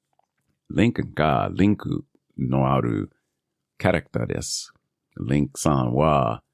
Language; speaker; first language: Japanese; non-native, learner; English